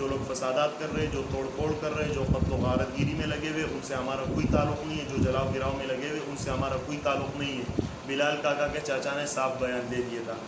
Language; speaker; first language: Urdu; non-native, local second language; Pashto